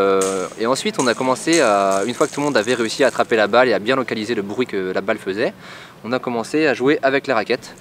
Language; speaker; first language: French; native; French